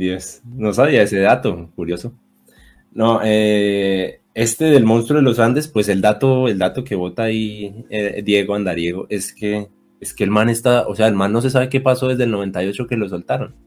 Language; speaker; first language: Spanish; native; Spanish